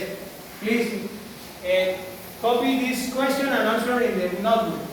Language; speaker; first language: English; non-native, learner; Spanish